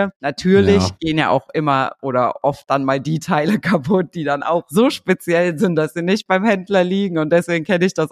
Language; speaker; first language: German; native; German